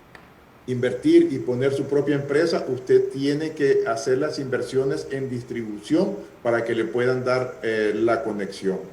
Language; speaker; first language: Spanish; native; Spanish